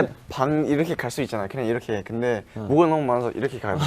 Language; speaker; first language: Korean; non-native, fluent; English